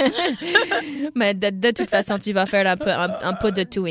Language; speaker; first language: French; non-native, local second language; English